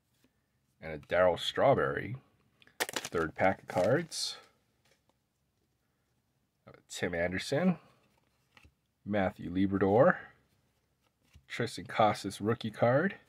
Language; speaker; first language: English; native; English